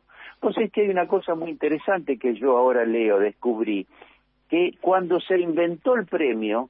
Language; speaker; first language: Spanish; native; Spanish